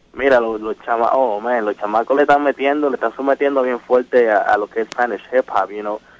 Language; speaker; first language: Spanish; early bilingual, heritage; Spanish